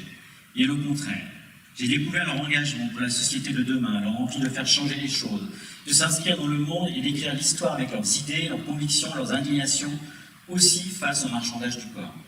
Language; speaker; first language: French; native; French